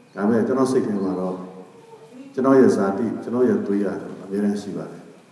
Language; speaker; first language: Burmese; native; Burmese